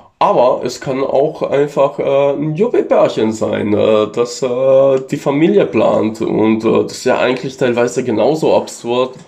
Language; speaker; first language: German; native; German